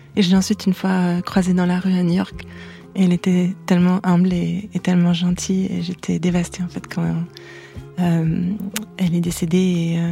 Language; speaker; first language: French; non-native, local second language; Arabic